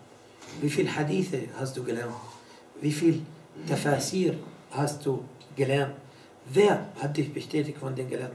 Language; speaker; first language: German; non-native, fluent; Arabic